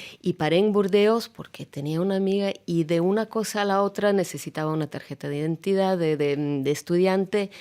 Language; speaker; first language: Spanish; non-native, fluent; Russian